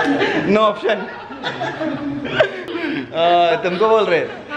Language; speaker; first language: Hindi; native; Hindi